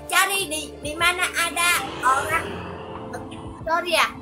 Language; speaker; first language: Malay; non-native, learner; Vietnamese